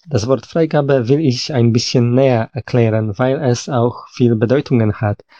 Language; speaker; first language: German; non-native, fluent; Polish